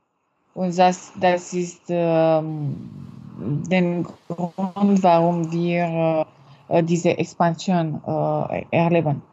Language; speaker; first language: German; non-native, learner; French